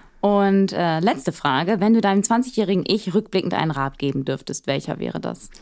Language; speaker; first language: German; native; German